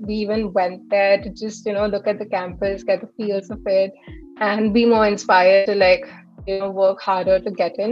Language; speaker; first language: English; non-native, local second language; Hindi